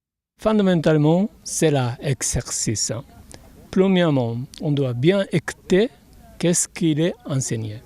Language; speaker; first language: French; non-native, fluent; Japanese